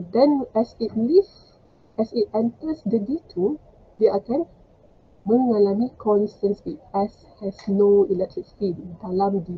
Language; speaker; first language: English; non-native, local second language; Malay